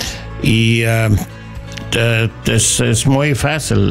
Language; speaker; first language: Spanish; non-native, learner; English